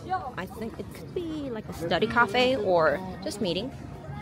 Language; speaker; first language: English; non-native, learner; Korean